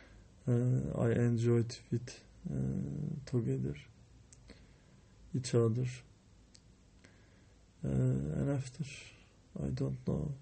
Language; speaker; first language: English; non-native, learner; Turkish